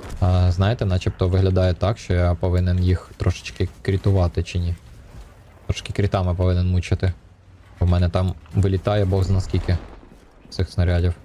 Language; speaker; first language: Ukrainian; native; Ukrainian